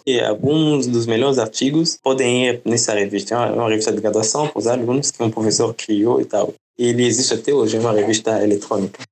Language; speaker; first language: Portuguese; non-native, fluent; French